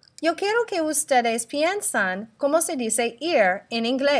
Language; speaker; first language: Spanish; non-native, fluent; English